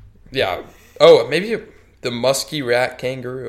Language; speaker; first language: English; native; English